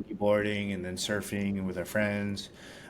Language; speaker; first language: English; native; English